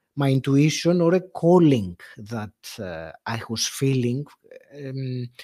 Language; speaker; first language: English; non-native, fluent; Greek